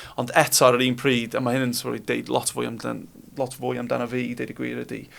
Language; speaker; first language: Welsh; non-native, local second language; English